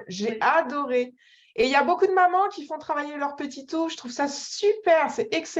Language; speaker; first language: French; native; French